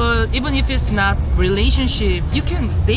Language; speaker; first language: English; non-native, learner; Korean